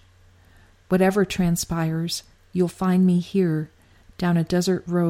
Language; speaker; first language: English; native; English